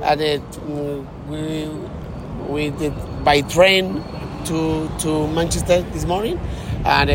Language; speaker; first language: English; non-native, learner; Spanish